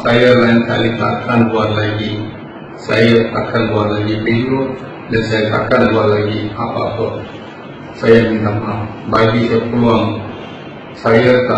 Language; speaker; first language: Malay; non-native, fluent; Bangla